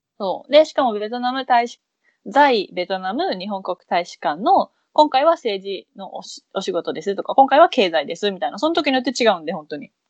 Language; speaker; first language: Japanese; native; Japanese